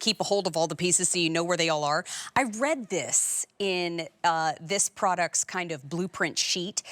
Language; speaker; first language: English; native; English